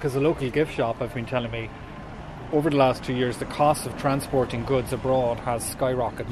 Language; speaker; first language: English; native; English